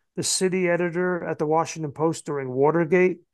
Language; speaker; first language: English; native; English